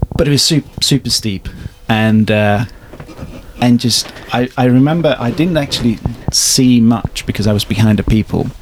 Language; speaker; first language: English; non-native, fluent; Hungarian